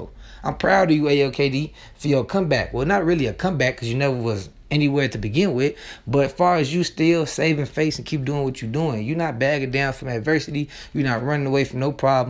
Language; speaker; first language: English; native; English